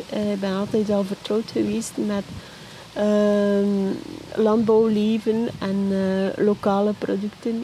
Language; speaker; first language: Dutch; native; Dutch